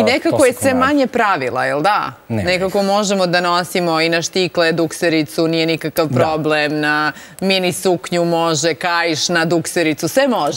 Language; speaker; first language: Serbian; native; Serbian